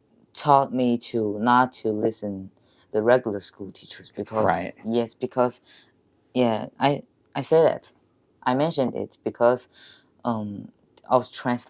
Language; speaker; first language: English; non-native, learner; Chinese